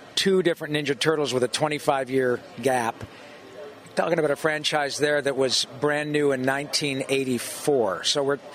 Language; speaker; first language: English; native; English